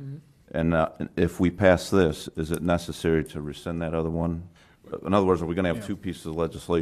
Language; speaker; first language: English; native; English